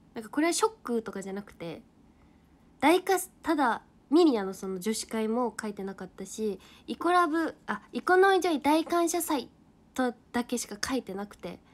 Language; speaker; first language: Japanese; native; Japanese